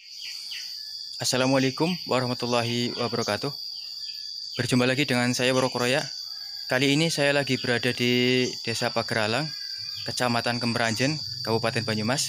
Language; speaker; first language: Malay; non-native, local second language; Javanese